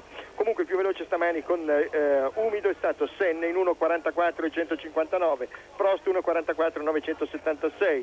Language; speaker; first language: Italian; native; Italian